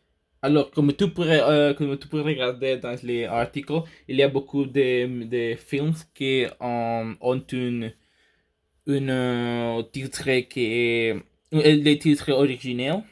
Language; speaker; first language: French; non-native, learner; Spanish